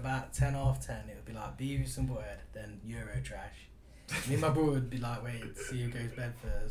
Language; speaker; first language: English; native; English